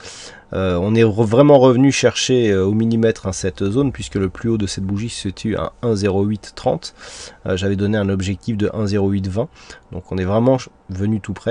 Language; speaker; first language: French; native; French